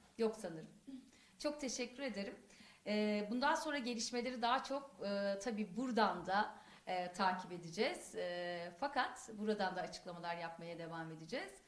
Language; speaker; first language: Turkish; non-native, local second language; Kurdish